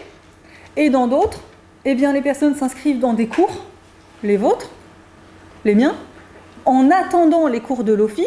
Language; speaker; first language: French; native; French